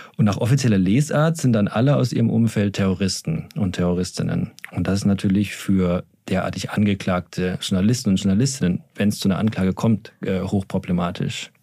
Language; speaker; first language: German; native; German